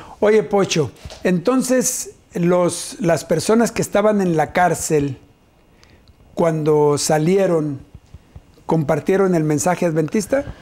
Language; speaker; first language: Spanish; native; Spanish